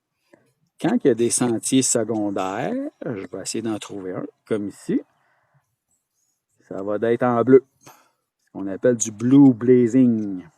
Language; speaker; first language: French; native; French